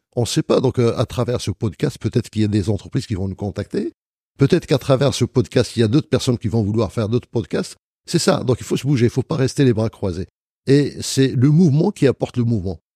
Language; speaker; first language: French; non-native, local second language; Arabic